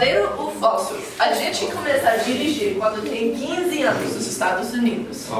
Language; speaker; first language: Portuguese; non-native, fluent; English